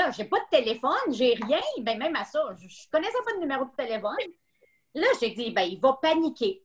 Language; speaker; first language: French; native; French